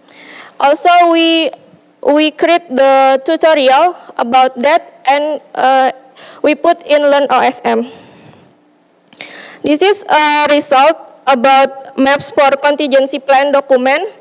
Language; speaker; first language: English; non-native, learner; Indonesian